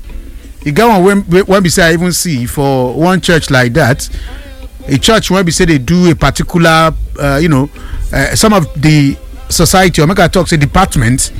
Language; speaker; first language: Nigerian Pidgin; non-native, local second language; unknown